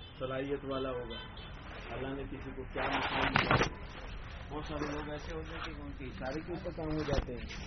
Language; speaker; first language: Urdu; native; Urdu